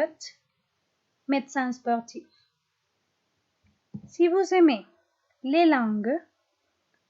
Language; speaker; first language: French; non-native, fluent; Spanish